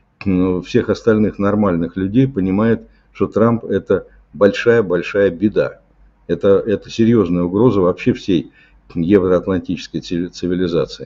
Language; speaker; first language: Russian; native; Russian